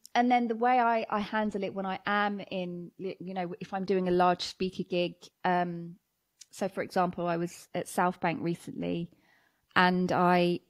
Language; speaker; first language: English; native; English